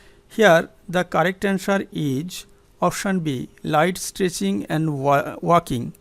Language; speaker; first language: English; non-native, local second language; Bangla